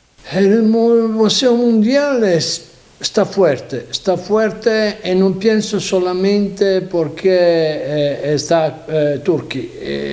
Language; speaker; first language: Spanish; non-native, learner; Italian